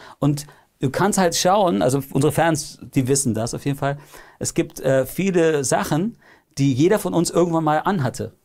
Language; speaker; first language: German; early bilingual, other home language; English